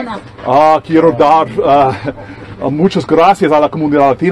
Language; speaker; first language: Spanish; non-native, learner; English